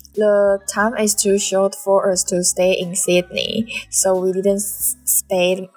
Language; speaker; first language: English; non-native, learner; Chinese